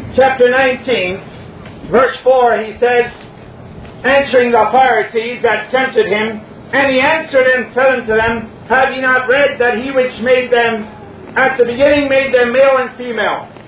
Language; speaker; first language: English; native; English